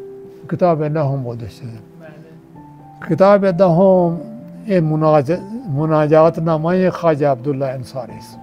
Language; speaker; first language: Persian; non-native, fluent; Urdu